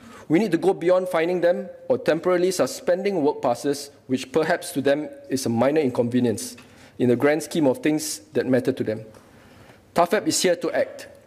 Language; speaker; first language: English; non-native, local second language; Malay